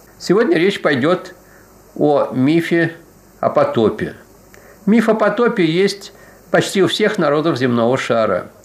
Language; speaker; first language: Russian; native; Russian